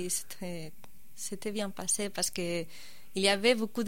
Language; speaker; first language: French; non-native, fluent; Spanish